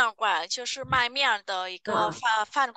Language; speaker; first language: Chinese; non-native, fluent; Vietnamese